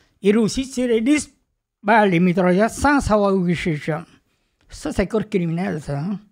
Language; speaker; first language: French; non-native, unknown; Vietnamese